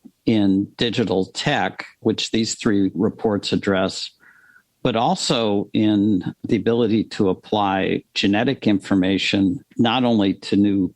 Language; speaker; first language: English; native; English